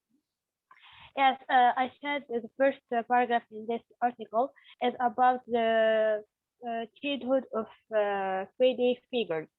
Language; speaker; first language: English; non-native, learner; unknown